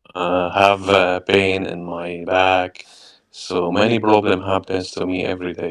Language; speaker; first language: English; non-native, learner; Arabic